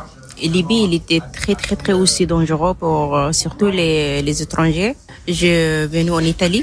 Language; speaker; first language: French; non-native, learner; Arabic